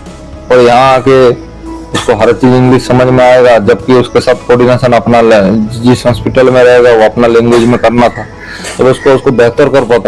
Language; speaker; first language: Hindi; non-native, local second language; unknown